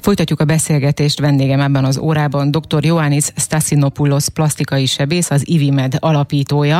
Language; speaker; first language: Hungarian; native; Hungarian